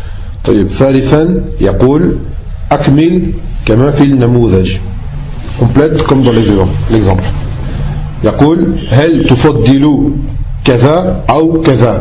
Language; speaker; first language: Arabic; non-native, fluent; French